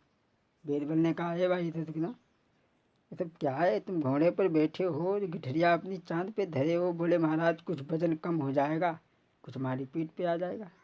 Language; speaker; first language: Hindi; native; Hindi